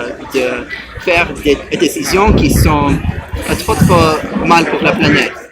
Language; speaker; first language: French; non-native, learner; English